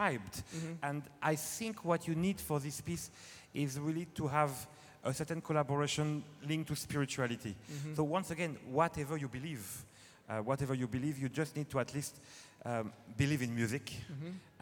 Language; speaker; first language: English; non-native, fluent; French